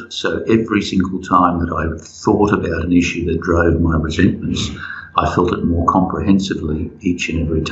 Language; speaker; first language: English; native; English